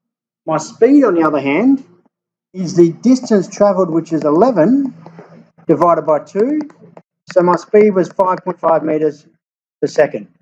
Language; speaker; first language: English; native; English